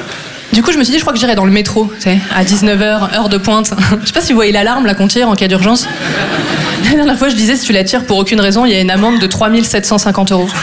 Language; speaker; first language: French; native; French